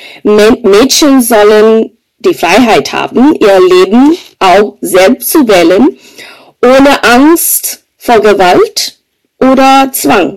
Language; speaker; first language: German; non-native, fluent; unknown